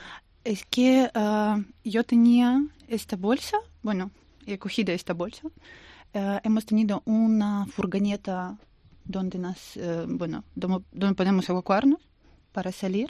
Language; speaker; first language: Spanish; non-native, learner; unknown